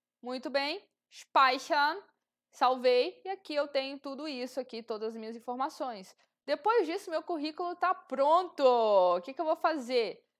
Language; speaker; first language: Portuguese; native; Portuguese